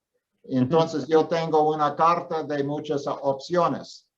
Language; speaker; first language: Spanish; non-native, fluent; English